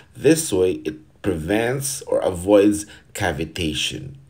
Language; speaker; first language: English; non-native, fluent; Portuguese